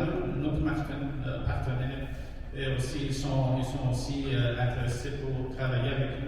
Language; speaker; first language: French; non-native, fluent; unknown